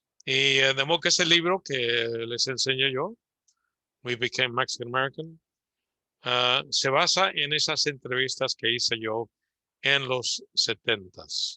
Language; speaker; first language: Spanish; early bilingual, heritage; Spanish